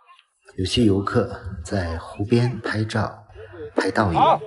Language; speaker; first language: Chinese; native; Chinese